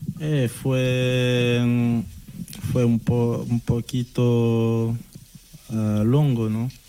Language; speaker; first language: Spanish; non-native, learner; French